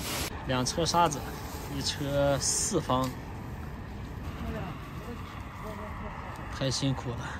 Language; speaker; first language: Chinese; native; Chinese